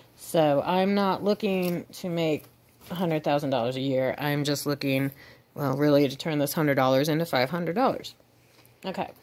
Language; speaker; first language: English; native; English